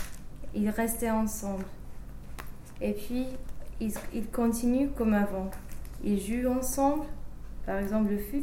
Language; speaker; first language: French; non-native, learner; English